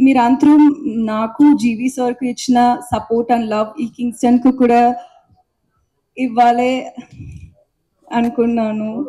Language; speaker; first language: Telugu; non-native, learner; Tamil